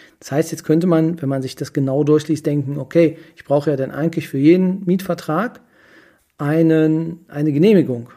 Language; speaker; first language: German; native; German